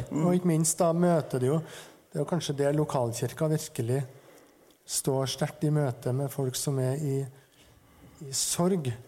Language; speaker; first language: Norwegian; native; Norwegian